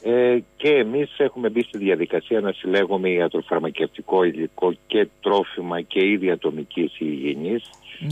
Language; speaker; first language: Greek; native; Greek